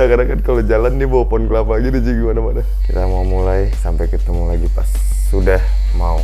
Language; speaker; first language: Indonesian; native; Indonesian